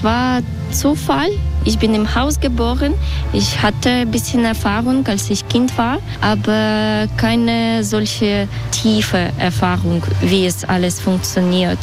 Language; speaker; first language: German; non-native, fluent; Belarusian